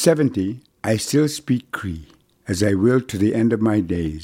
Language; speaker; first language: English; non-native, fluent; Cree